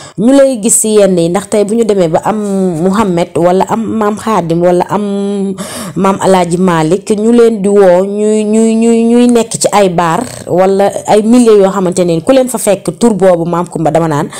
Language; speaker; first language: Wolof; native; Wolof